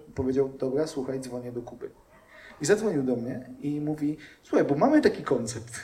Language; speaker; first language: Polish; native; Polish